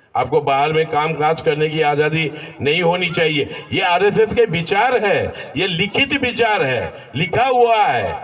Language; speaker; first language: Hindi; non-native, local second language; Bangla